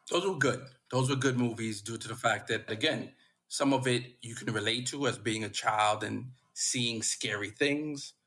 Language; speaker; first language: English; native; English